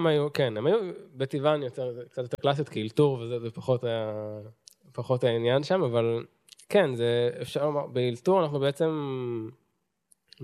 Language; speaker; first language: Hebrew; native; Hebrew